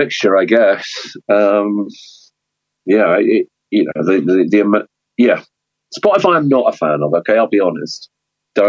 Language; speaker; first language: English; native; English